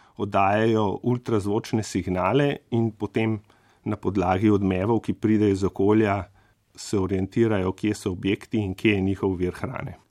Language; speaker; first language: Slovenian; native; Slovenian